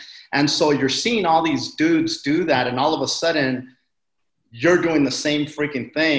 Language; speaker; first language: English; native; English